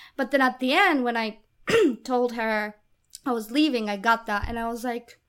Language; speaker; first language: English; non-native, fluent; Japanese